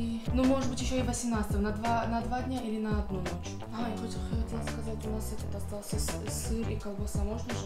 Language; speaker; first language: Russian; non-native, local second language; Uzbek